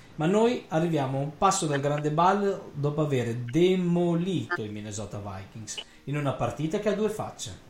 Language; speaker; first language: Italian; native; Italian